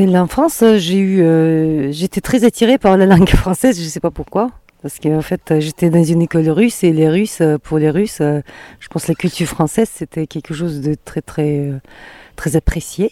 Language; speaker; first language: French; non-native, fluent; Mongolian